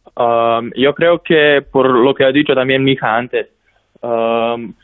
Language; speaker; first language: Spanish; non-native, fluent; Slovenian